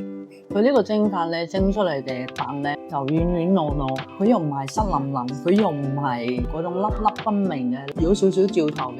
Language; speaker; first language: Chinese; non-native, local second language; Hakka Chinese